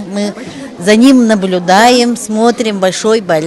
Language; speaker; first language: Russian; native; Russian